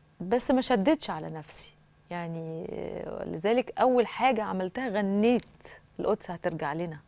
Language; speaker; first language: Arabic; native; Arabic